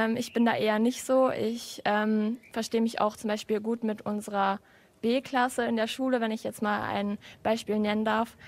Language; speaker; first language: German; non-native, local second language; Upper Sorbian